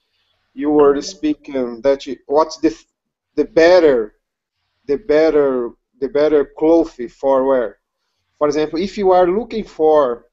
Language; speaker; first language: English; non-native, learner; Portuguese